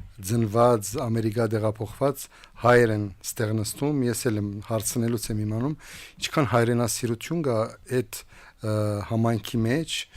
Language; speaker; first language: Armenian; native; Armenian